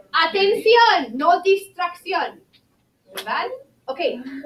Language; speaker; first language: Spanish; non-native, fluent; English